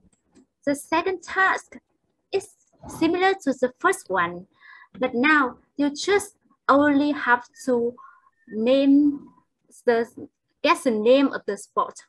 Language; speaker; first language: English; non-native, fluent; Vietnamese